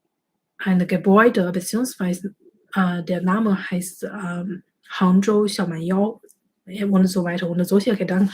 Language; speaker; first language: German; non-native, fluent; Chinese